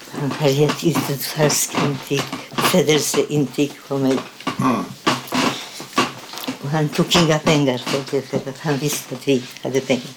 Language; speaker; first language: Swedish; non-native, fluent; Polish